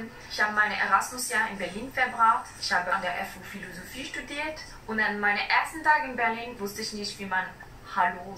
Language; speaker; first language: German; non-native, fluent; French